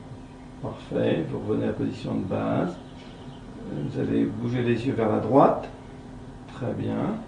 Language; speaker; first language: French; native; French